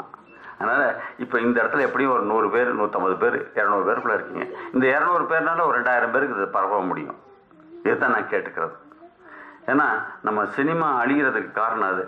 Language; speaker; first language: Tamil; native; Tamil